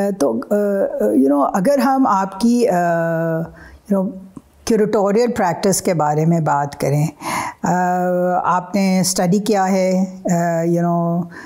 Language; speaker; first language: Urdu; native; Urdu